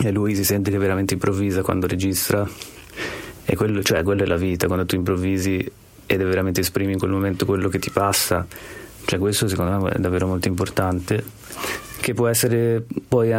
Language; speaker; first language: Italian; native; Italian